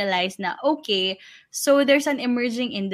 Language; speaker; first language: English; non-native, local second language; Filipino